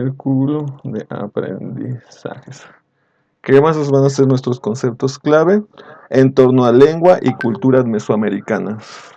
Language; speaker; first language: Spanish; native; Spanish